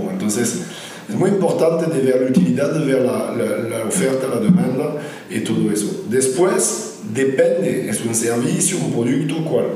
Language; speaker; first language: Spanish; non-native, learner; French